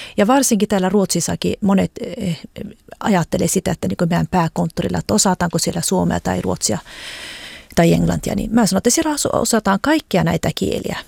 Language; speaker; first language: Finnish; early bilingual, heritage; Finnish